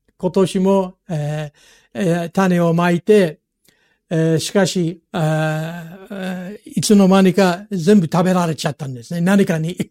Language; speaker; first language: Japanese; non-native, fluent; English